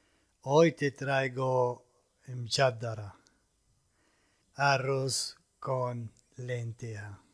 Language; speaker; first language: Spanish; non-native, fluent; Arabic